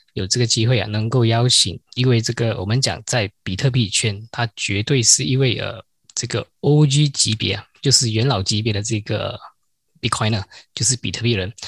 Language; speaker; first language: Chinese; native; Chinese